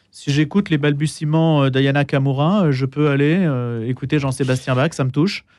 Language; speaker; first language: French; native; French